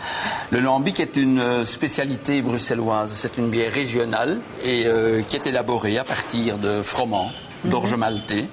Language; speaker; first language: French; native; French